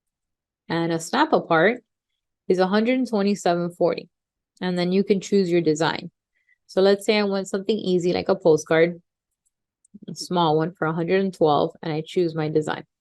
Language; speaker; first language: English; native; English